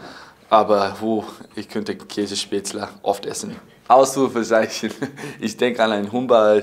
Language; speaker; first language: German; non-native, fluent; English